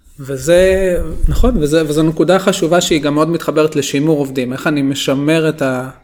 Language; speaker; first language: Hebrew; native; Hebrew